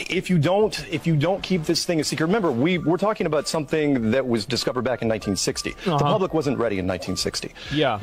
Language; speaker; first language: English; native; English